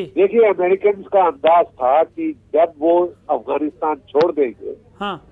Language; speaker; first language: Hindi; native; Hindi